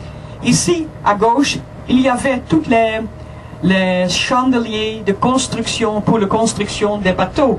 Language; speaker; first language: French; non-native, fluent; Dutch